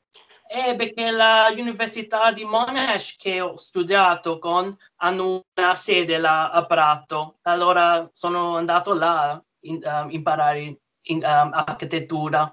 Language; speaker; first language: Italian; early bilingual, heritage; English